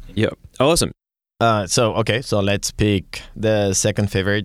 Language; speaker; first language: English; non-native, fluent; Spanish